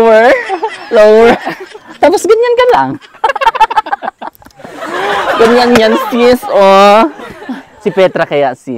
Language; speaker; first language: Filipino; non-native, local second language; Cebuano